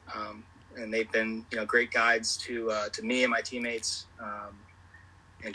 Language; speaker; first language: English; native; English